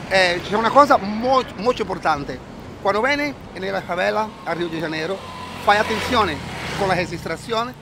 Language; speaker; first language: Spanish; non-native, learner; Portuguese